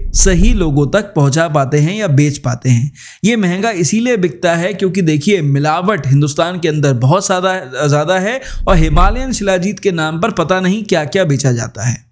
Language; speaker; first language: Hindi; native; Hindi